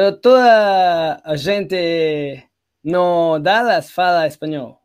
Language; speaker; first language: Portuguese; non-native, learner; Spanish